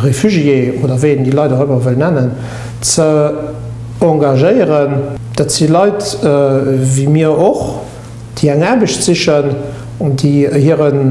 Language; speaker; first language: German; non-native, local second language; Luxembourgish